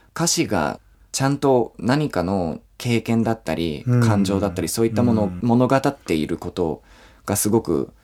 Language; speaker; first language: Japanese; non-native, fluent; English